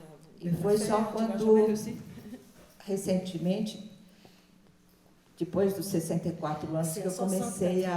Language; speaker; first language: Portuguese; early bilingual, other home language; Chinese